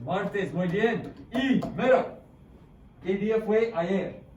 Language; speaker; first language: Spanish; non-native, fluent; English